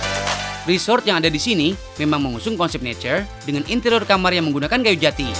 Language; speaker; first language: Indonesian; native; Indonesian